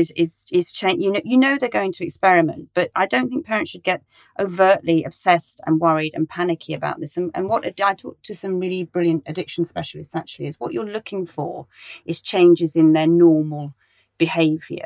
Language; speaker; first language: English; native; English